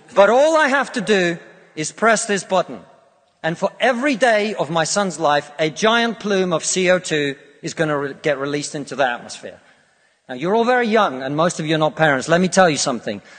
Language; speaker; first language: English; non-native, fluent; Russian